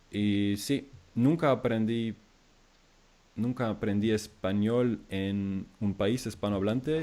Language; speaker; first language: Spanish; non-native, fluent; German